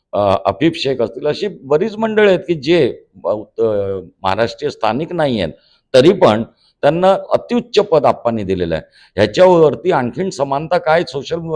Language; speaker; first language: Marathi; non-native, local second language; Hindi